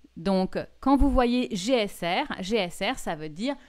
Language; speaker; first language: French; native; French